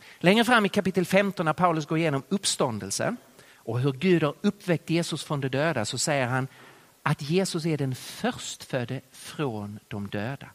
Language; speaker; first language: Swedish; native; Swedish